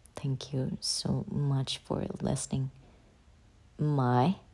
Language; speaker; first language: English; non-native, learner; Japanese